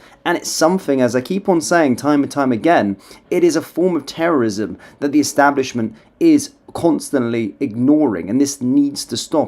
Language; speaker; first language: English; native; English